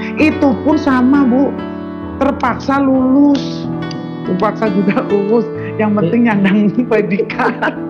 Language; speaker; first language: Indonesian; non-native, local second language; Sundanese